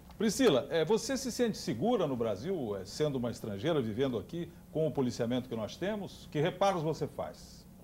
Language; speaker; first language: Portuguese; native; Portuguese